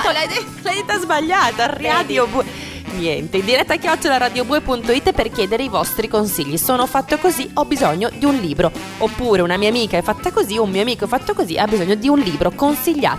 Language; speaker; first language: Italian; native; Italian